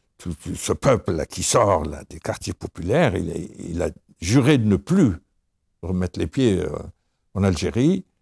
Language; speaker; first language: French; non-native, local second language; Arabic